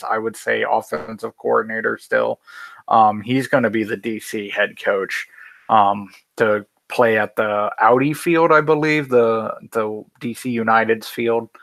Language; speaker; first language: English; native; English